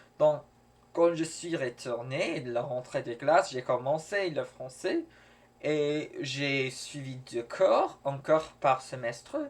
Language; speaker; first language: French; non-native, learner; English